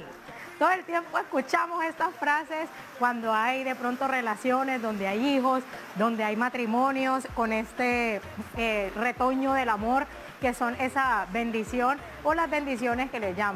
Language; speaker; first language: Spanish; native; Spanish